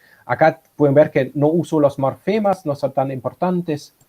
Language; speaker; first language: Spanish; non-native, fluent; German